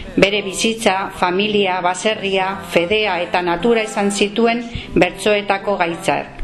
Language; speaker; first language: Basque; non-native, local second language; Spanish